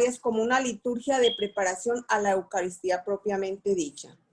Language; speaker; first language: Spanish; native; Spanish